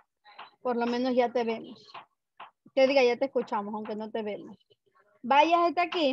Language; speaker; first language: Spanish; native; Spanish